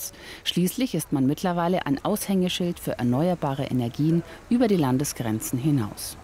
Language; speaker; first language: German; native; German